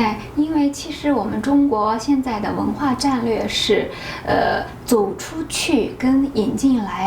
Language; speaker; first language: Chinese; native; Chinese